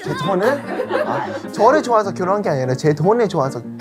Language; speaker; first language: Korean; non-native, fluent; Thai